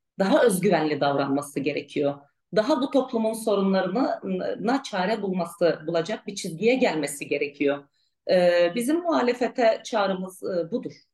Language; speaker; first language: Turkish; non-native, local second language; Arabic